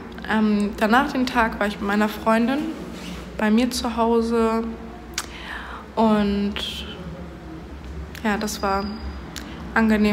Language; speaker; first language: German; early bilingual, other home language; Turkish